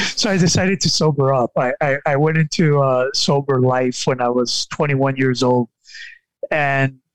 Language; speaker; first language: English; non-native, fluent; Spanish